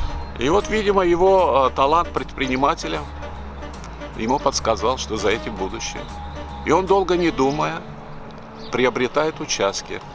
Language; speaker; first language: Russian; native; Russian